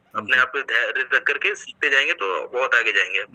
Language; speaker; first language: Hindi; native; Hindi